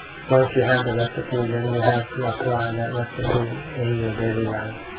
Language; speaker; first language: English; non-native, fluent; Thai